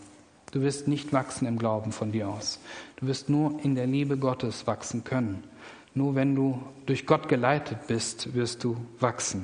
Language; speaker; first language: German; native; German